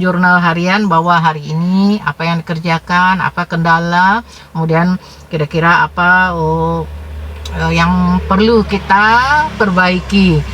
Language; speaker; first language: Indonesian; native; Indonesian